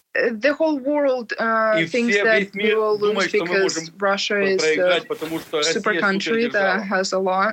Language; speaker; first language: English; non-native, fluent; Ukrainian